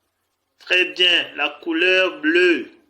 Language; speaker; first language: French; non-native, fluent; Kinyarwanda